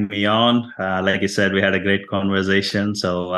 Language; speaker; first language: English; non-native, local second language; Tamil